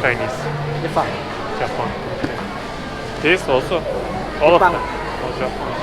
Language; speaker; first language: English; non-native, learner; Turkish